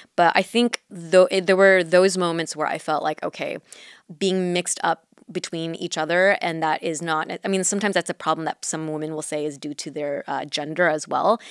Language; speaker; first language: English; early bilingual, other home language; Chinese